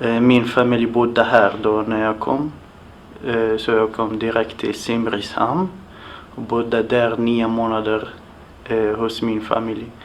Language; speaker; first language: Swedish; non-native, fluent; Arabic